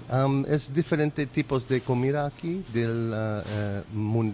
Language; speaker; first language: Spanish; non-native, learner; English